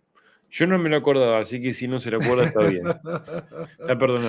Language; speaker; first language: Spanish; native; Spanish